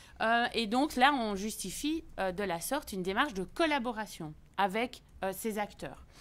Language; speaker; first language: French; native; French